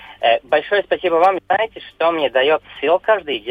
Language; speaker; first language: Russian; non-native, local second language; Latvian